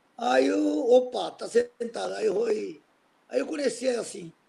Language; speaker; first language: Portuguese; non-native, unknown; Japanese